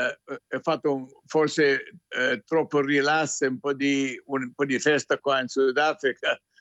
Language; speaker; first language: Italian; non-native, fluent; English